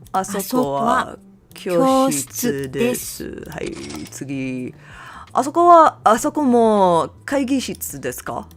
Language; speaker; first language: Japanese; non-native, learner; English